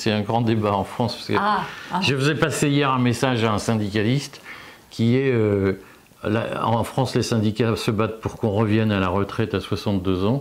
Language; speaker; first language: French; native; French